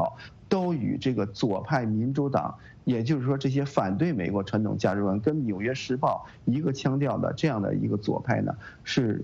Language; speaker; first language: Chinese; native; Chinese